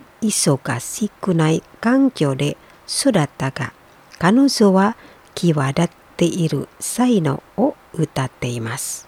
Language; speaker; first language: Japanese; non-native, fluent; Indonesian